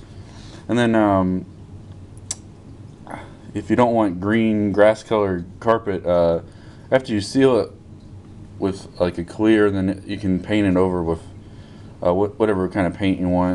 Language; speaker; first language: English; native; English